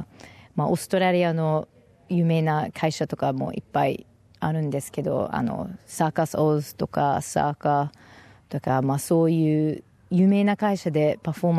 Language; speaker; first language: Japanese; non-native, fluent; English